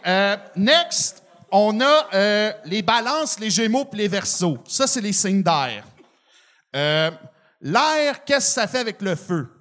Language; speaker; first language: French; native; French